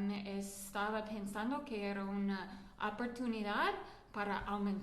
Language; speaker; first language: Spanish; non-native, learner; English